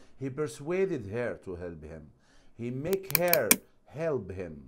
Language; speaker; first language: English; non-native, fluent; Arabic